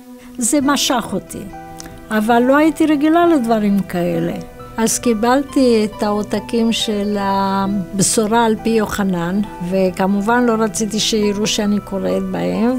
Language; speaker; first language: Hebrew; non-native, fluent; Romanian